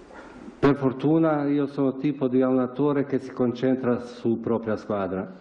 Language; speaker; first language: Italian; non-native, fluent; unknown